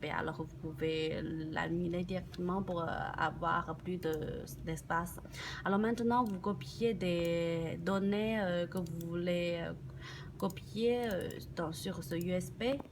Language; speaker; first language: French; non-native, learner; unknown